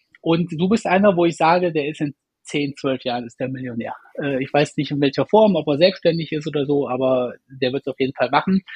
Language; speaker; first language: German; native; German